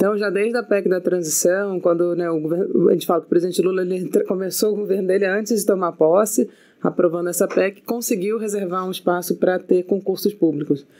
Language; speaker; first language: Portuguese; native; Portuguese